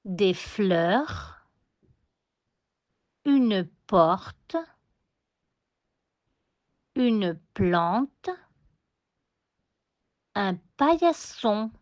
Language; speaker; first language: French; non-native, fluent; Spanish